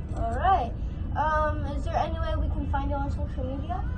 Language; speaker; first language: English; native; English